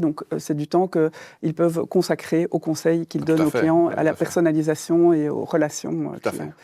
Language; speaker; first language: French; native; French